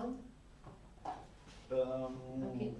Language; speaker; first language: English; non-native, learner; French